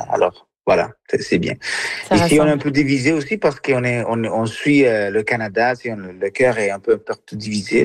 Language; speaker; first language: French; non-native, fluent; Spanish